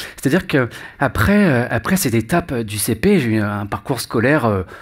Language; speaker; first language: French; native; French